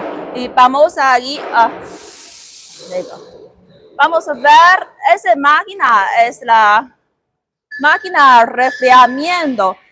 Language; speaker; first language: Spanish; non-native, learner; Chinese